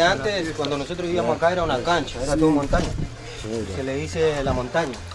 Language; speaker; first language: Spanish; native; Spanish